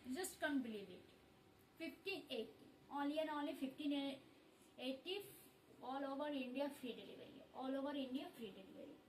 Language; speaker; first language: Hindi; non-native, local second language; Bangla